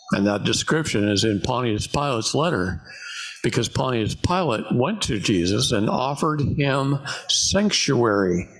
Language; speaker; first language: English; native; English